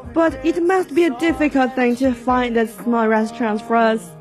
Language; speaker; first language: English; non-native, learner; Chinese